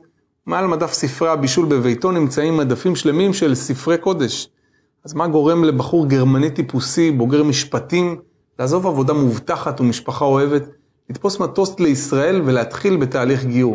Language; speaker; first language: Hebrew; native; Hebrew